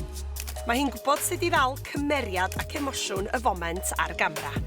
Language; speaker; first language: Welsh; native; Welsh